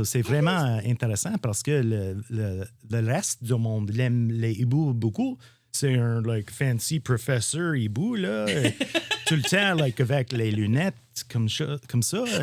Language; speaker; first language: French; non-native, learner; English